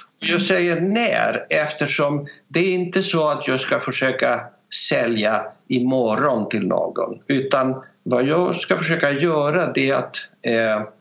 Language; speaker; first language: Swedish; non-native, fluent; Greek